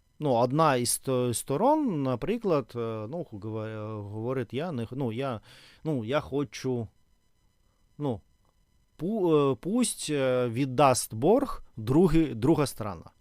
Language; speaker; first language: Ukrainian; non-native, learner; Russian